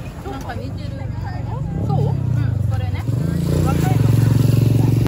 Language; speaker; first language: Japanese; non-native, learner; Filipino